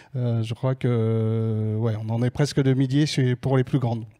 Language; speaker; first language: French; native; French